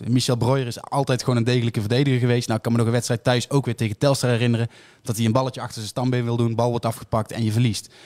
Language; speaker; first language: Dutch; native; Dutch